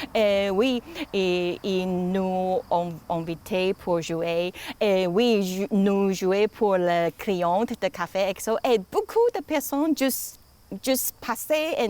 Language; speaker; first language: French; non-native, learner; Chinese